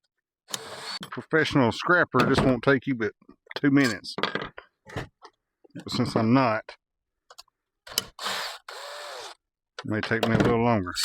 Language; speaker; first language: English; native; English